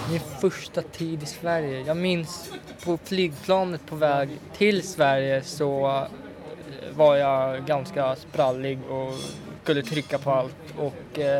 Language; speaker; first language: Swedish; early bilingual, other home language; Russian